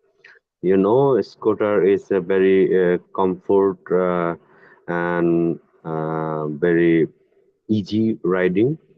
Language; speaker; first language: English; non-native, learner; Bangla